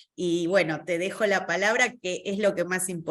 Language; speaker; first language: Spanish; native; Spanish